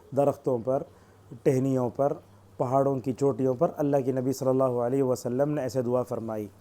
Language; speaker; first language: Urdu; native; Urdu